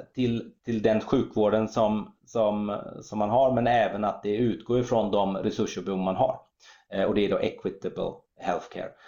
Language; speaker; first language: Swedish; early bilingual, other home language; German